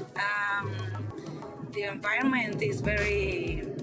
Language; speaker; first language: English; non-native, fluent; Spanish